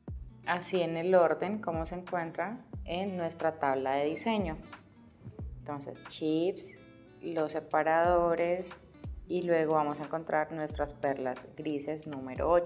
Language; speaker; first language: Spanish; native; Spanish